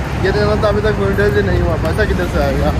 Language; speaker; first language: Hindi; non-native, learner; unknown